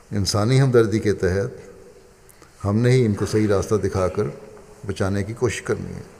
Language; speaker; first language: Urdu; native; Urdu